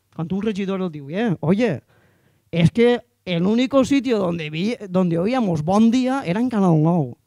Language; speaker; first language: Catalan; native; Catalan